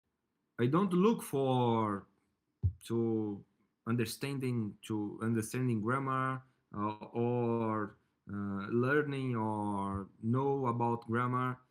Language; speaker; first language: English; non-native, learner; Portuguese